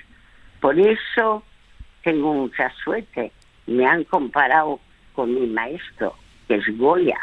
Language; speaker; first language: Spanish; non-native, fluent; French